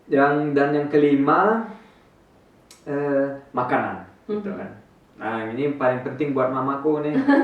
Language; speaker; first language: Indonesian; early bilingual, heritage; Indonesian